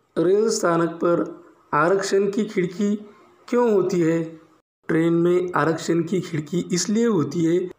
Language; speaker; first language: Hindi; non-native, local second language; Marathi